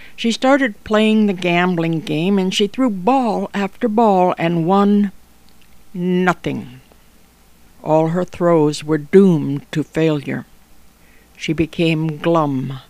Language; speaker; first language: English; native; English